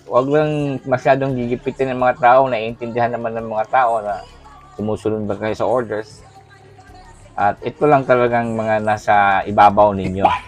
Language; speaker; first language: Filipino; non-native, local second language; Cebuano